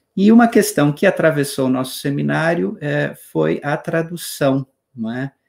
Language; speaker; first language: Portuguese; native; Portuguese